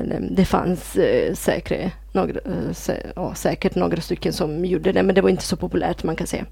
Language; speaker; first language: Swedish; non-native, fluent; Italian